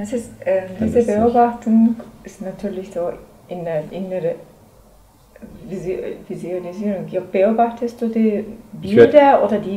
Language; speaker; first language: German; non-native, learner; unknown